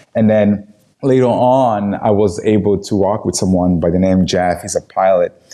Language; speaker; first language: English; non-native, fluent; Portuguese